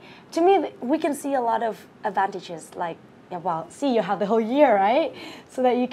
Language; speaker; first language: English; non-native, fluent; Vietnamese